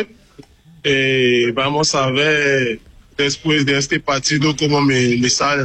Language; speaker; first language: Spanish; non-native, learner; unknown